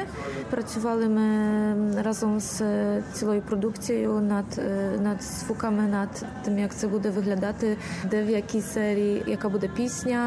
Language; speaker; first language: Ukrainian; early bilingual, heritage; Ukrainian